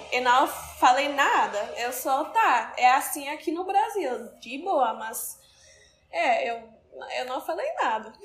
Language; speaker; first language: Portuguese; non-native, learner; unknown